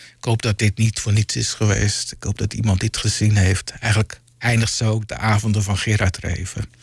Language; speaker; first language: Dutch; native; Dutch